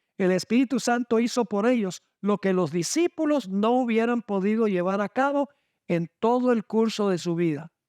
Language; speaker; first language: Spanish; non-native, fluent; English